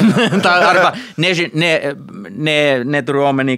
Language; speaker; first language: Lithuanian; non-native, learner; Finnish